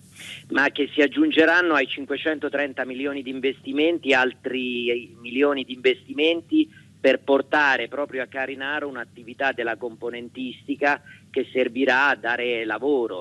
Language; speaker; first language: Italian; native; Italian